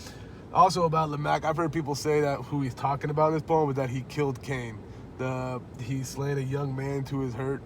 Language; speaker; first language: English; native; English